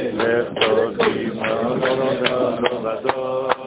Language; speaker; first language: Hebrew; non-native, learner; French